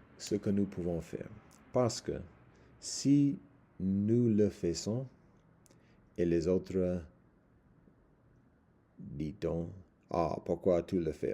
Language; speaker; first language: French; non-native, learner; English